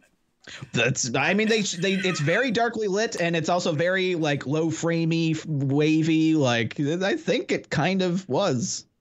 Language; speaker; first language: English; native; English